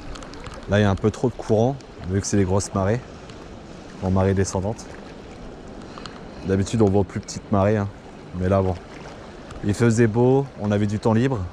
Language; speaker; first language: French; native; French